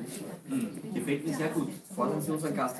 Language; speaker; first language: German; native; German